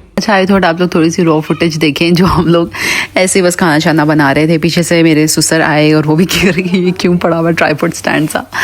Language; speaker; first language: Urdu; native; Urdu